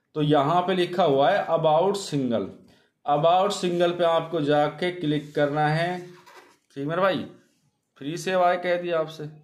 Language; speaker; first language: Hindi; native; Hindi